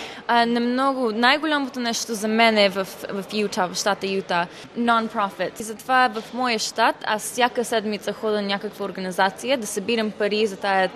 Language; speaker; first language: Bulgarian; early bilingual, heritage; Bulgarian